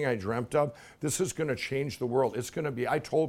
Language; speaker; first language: English; native; English